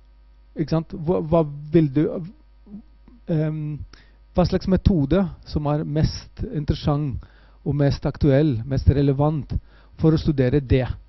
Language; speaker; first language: Norwegian; non-native, fluent; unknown